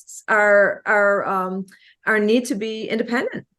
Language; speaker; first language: English; native; English